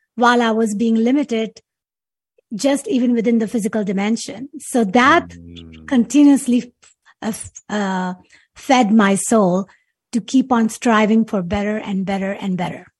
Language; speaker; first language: English; non-native, local second language; Urdu